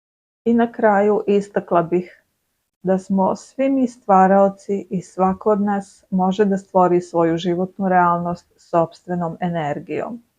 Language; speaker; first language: Serbian; native; Serbian